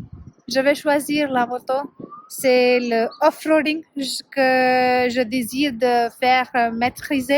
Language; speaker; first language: French; non-native, fluent; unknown